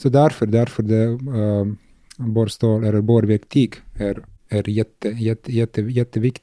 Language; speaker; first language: Swedish; non-native, learner; Serbian